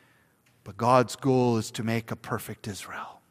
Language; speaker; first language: English; native; English